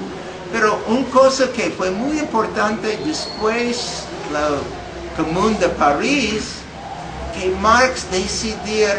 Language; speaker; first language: Spanish; non-native, fluent; English